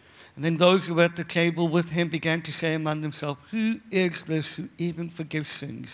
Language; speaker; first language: English; native; English